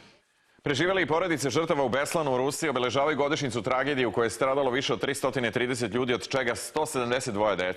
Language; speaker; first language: Serbian; native; Serbian